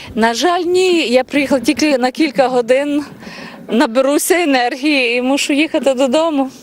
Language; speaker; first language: Ukrainian; native; Ukrainian